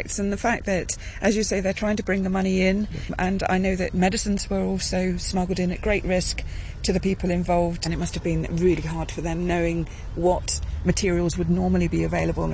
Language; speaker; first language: English; native; English